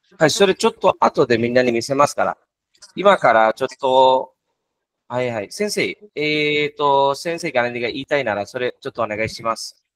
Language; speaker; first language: Japanese; non-native, fluent; Bangla